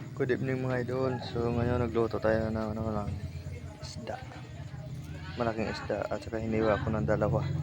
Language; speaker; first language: Filipino; non-native, local second language; Hiligaynon